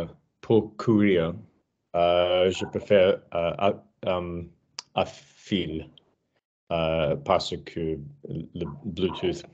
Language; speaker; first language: French; non-native, learner; English